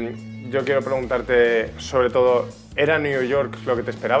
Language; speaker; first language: Spanish; native; Spanish